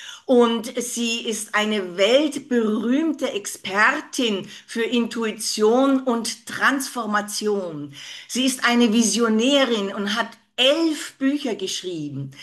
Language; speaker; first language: German; native; German